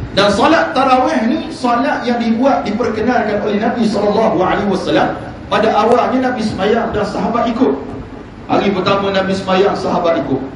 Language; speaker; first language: Malay; native; Malay